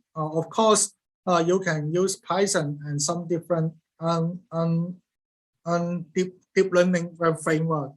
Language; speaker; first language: English; non-native, learner; Cantonese